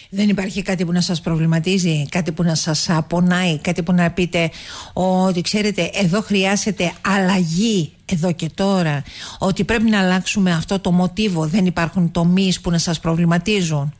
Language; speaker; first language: Greek; native; Greek